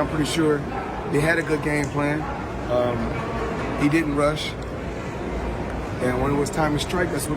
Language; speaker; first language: English; native; English